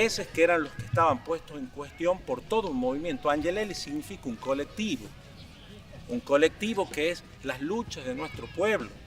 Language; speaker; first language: Spanish; native; Spanish